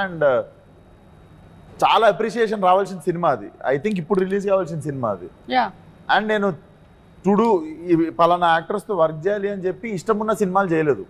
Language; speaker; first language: Telugu; native; Telugu